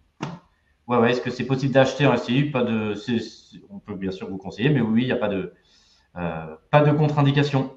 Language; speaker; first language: French; native; French